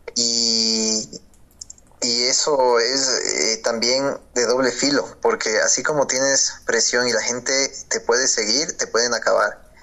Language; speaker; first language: Spanish; native; Spanish